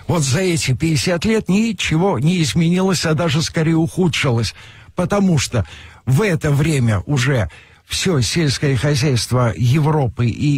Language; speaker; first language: Russian; native; Russian